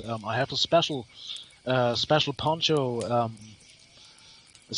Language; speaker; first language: English; non-native, learner; German